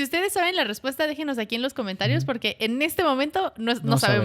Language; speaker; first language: Spanish; native; Spanish